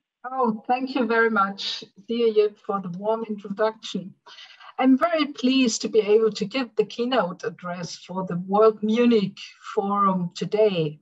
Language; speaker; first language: English; non-native, fluent; German